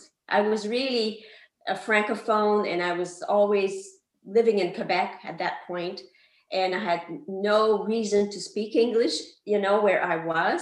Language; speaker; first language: English; non-native, fluent; French